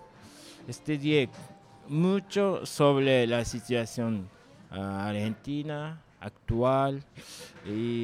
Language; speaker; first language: Spanish; non-native, learner; Japanese